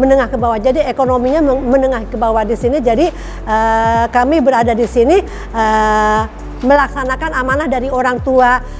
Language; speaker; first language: Indonesian; native; Indonesian